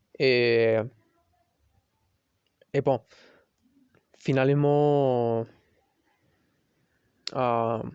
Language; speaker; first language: French; non-native, learner; Spanish